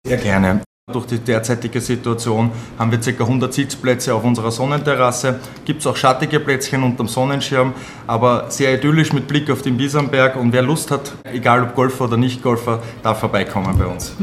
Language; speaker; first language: German; native; German